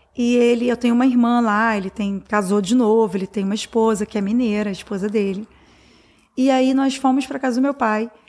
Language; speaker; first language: Portuguese; native; Portuguese